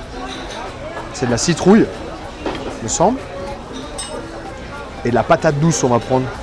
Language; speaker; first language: French; native; French